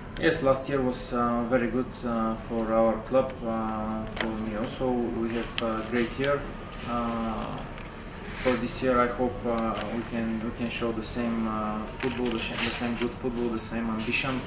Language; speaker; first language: English; non-native, fluent; Bulgarian